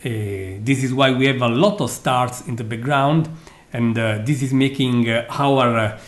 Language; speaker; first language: English; non-native, fluent; Italian